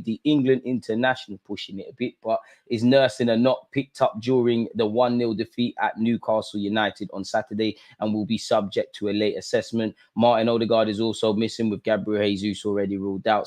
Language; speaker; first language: English; native; English